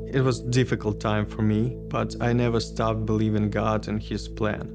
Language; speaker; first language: English; non-native, learner; Ukrainian